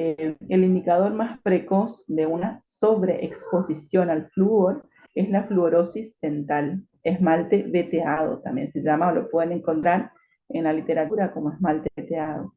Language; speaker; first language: Spanish; native; Spanish